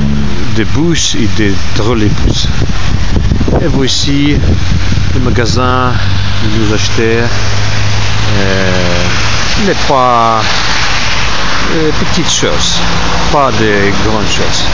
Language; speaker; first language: French; non-native, learner; Ukrainian